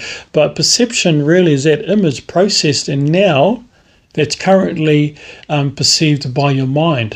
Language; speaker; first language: English; native; English